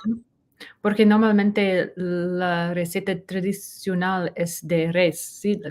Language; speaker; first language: Spanish; non-native, learner; English